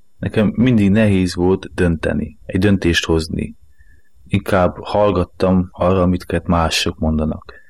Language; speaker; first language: Hungarian; native; Hungarian